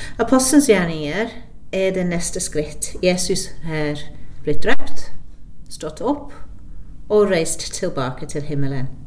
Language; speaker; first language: Norwegian; non-native, fluent; English